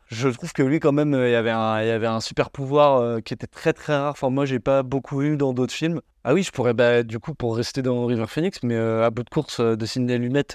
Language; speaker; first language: French; native; French